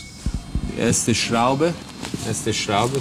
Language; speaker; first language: German; non-native, learner; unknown